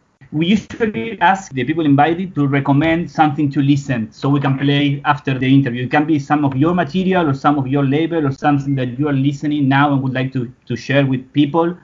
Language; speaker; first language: English; non-native, fluent; Spanish